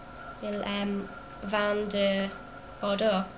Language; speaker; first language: French; non-native, learner; English